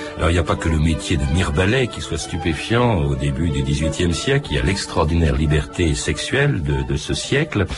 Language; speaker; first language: French; native; French